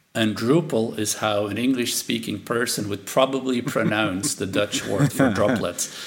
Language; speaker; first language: English; non-native, fluent; Dutch